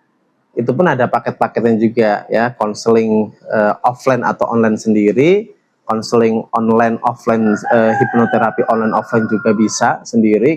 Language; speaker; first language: Indonesian; native; Indonesian